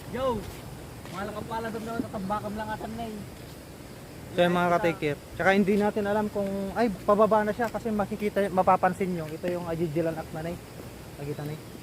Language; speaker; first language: Filipino; non-native, local second language; Iloko